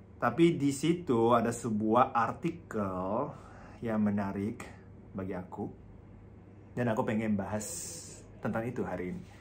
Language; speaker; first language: Indonesian; non-native, fluent; Japanese